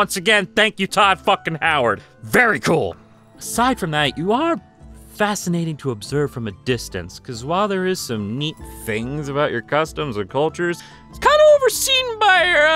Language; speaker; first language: English; native; English